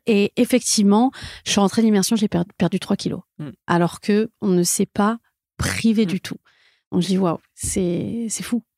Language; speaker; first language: French; native; French